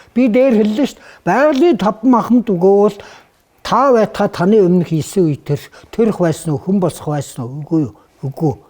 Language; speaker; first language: Mongolian; native; Mongolian